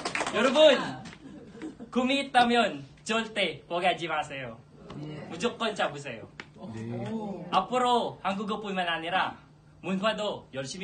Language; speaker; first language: Korean; non-native, learner; Filipino